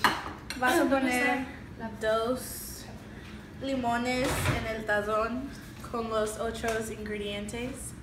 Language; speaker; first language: Spanish; non-native, learner; English